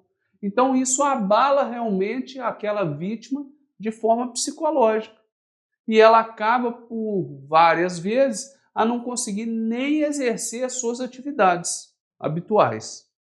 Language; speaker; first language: Portuguese; native; Portuguese